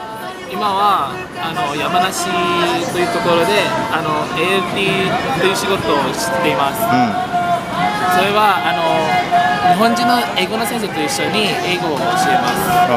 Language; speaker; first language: Japanese; non-native, fluent; English